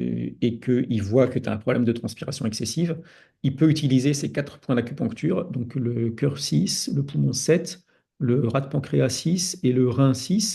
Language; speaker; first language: French; native; French